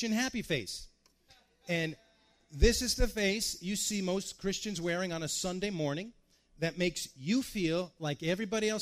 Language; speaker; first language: English; native; English